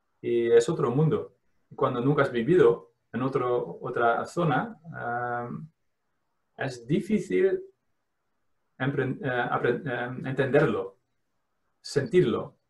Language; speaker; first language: Spanish; non-native, fluent; Dutch